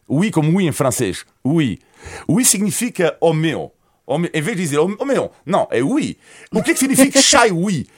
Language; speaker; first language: Portuguese; non-native, fluent; French